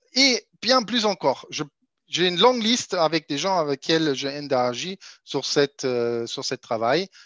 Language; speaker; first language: French; non-native, fluent; German